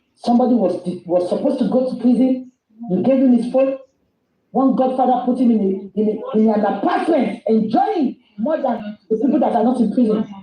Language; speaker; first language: English; non-native, local second language; Yoruba